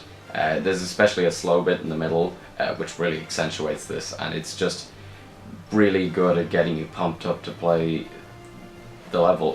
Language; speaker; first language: English; native; English